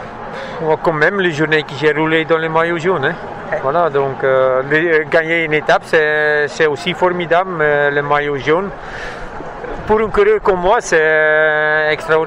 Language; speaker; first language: French; non-native, fluent; Dutch